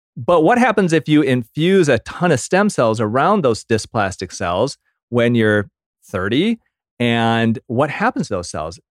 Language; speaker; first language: English; early bilingual, other home language; Korean